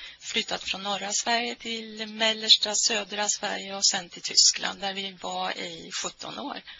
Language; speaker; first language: Swedish; native; Swedish